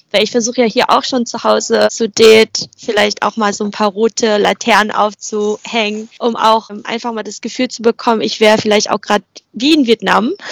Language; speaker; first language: German; early bilingual, other home language; Vietnamese